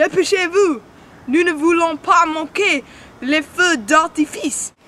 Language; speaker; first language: French; non-native, learner; English